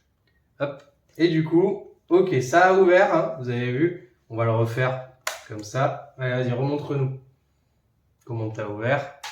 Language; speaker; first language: French; native; French